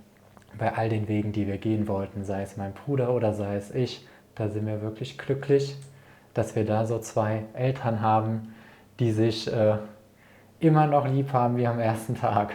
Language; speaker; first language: German; native; German